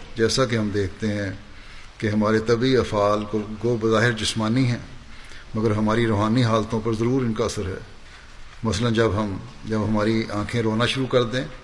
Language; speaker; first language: Urdu; native; Urdu